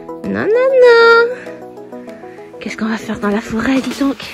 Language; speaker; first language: French; native; French